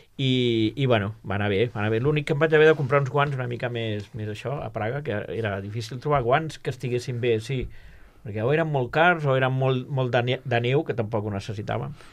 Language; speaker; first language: Catalan; native; Catalan